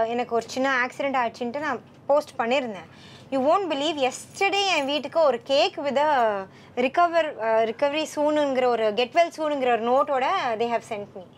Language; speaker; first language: Tamil; non-native, local second language; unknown